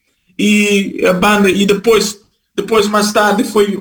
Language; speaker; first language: Portuguese; non-native, fluent; Kabuverdianu